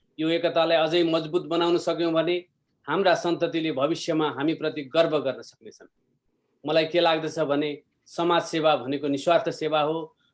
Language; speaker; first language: Nepali; native; Nepali